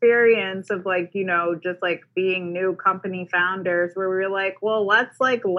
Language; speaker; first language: English; native; English